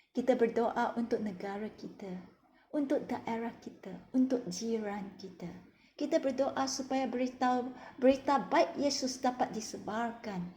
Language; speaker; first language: Malay; non-native, local second language; Chinese